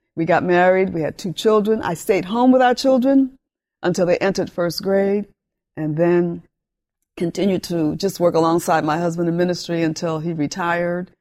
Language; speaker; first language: English; early bilingual, other home language; Spanish